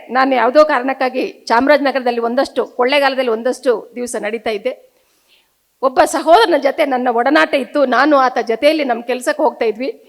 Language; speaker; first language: Kannada; non-native, local second language; Tulu